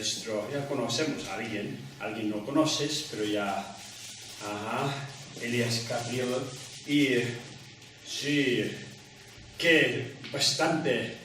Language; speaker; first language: Spanish; non-native, learner; Tibetan